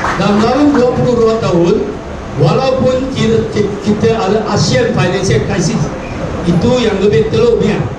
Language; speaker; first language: Malay; non-native, local second language; Chinese